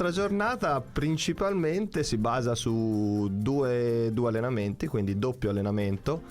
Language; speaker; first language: Italian; native; Italian